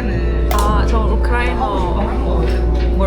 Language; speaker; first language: Korean; non-native, fluent; Ukrainian